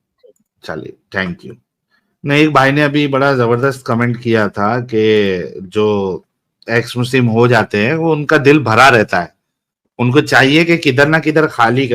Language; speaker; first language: Hindi; native; Hindi